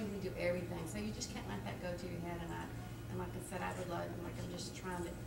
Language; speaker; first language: English; native; English